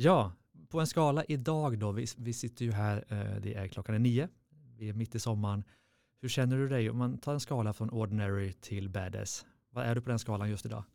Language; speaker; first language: Swedish; native; Swedish